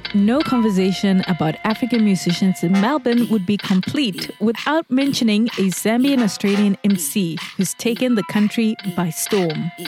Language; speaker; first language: English; non-native, local second language; Shona